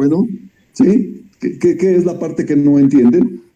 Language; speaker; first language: Spanish; native; Spanish